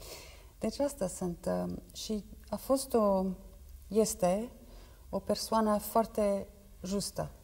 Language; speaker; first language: Romanian; non-native, fluent; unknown